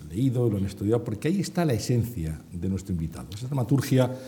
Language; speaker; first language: Spanish; non-native, fluent; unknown